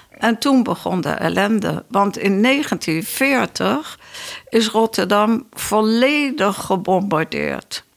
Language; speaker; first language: Dutch; native; Dutch